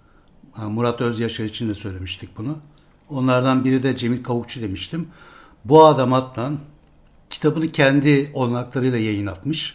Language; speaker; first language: Turkish; native; Turkish